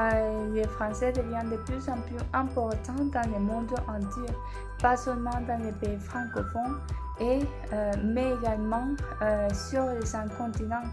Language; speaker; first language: French; non-native, learner; Spanish